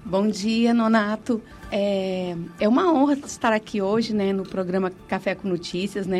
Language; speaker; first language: Portuguese; native; Portuguese